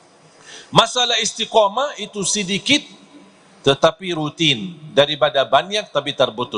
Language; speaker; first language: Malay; non-native, fluent; Arabic